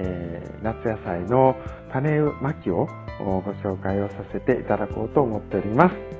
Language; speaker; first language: Japanese; native; Japanese